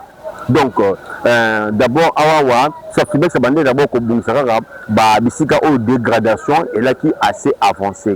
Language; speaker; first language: French; non-native, local second language; Lingala